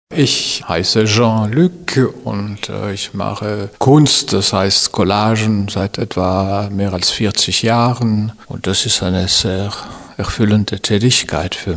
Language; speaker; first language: German; non-native, fluent; French